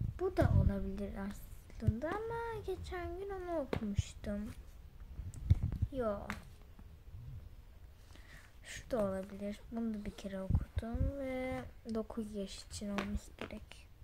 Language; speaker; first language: Turkish; early bilingual, heritage; Turkish